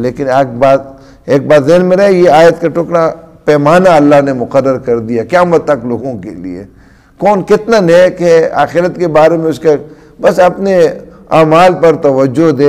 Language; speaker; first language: Urdu; native; Urdu